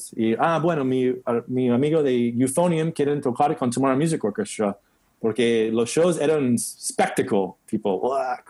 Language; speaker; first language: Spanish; non-native, learner; English